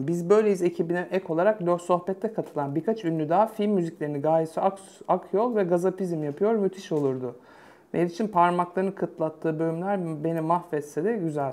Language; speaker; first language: Turkish; native; Turkish